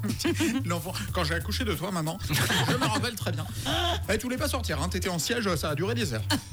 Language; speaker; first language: French; native; French